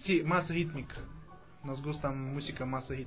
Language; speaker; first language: Spanish; non-native, fluent; Russian